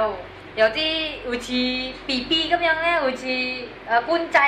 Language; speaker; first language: Cantonese; non-native, learner; Indonesian